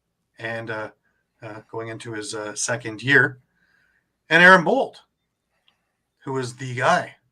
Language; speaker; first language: English; native; English